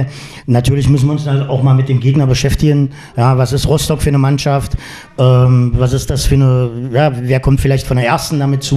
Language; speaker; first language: German; native; German